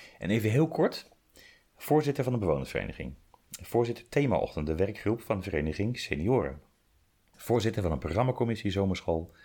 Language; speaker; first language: Dutch; native; Dutch